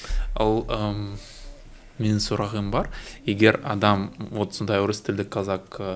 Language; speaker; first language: Kazakh; non-native, learner; Russian